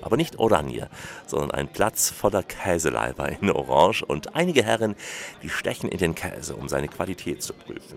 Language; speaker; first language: German; native; German